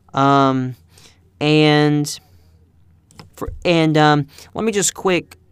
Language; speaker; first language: English; early bilingual, other home language; Spanish